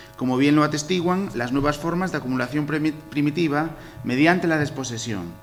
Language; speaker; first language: Spanish; non-native, local second language; Galician